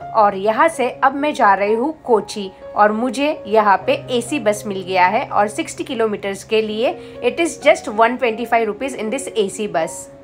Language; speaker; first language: Hindi; non-native, local second language; Gujarati